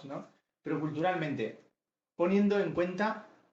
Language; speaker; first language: Spanish; native; Spanish